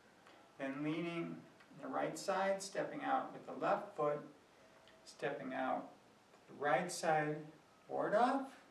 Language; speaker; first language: English; native; English